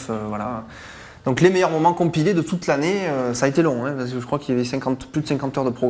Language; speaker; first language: French; native; French